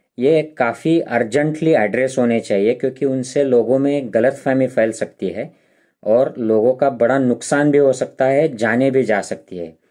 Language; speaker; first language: Hindi; non-native, local second language; Marathi